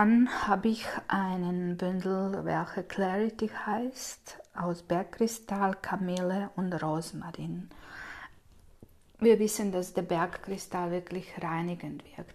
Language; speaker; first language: German; non-native, fluent; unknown